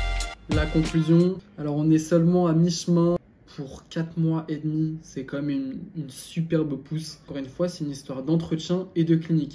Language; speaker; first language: French; native; French